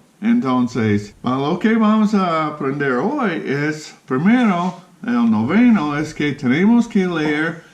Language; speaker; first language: Spanish; non-native, fluent; English